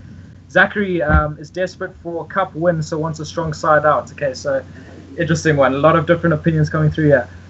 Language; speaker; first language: English; native; English